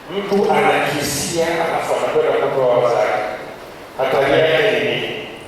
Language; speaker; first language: Swahili; native; Swahili